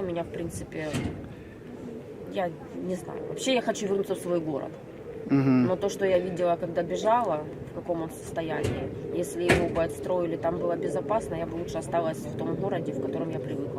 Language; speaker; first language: Russian; native; Russian